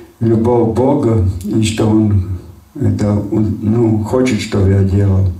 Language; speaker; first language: Russian; non-native, local second language; Latvian